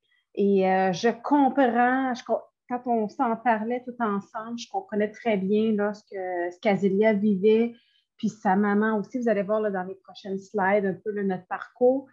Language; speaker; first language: French; native; French